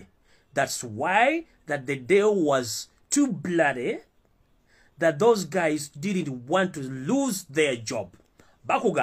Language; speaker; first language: English; non-native, local second language; Ganda